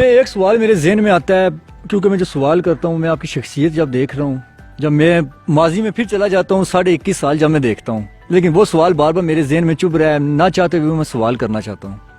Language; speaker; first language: Urdu; non-native, local second language; Pahari-Potwari